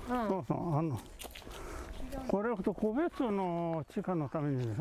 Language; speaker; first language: Japanese; non-native, learner; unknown